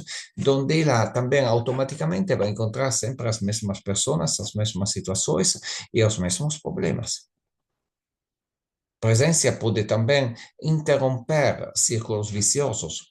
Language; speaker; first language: Spanish; non-native, learner; Italian